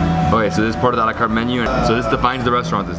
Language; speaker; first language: English; native; English